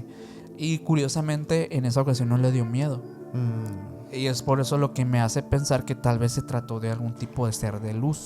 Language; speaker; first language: Spanish; native; Spanish